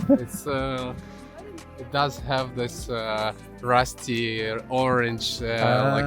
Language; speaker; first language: English; non-native, fluent; Russian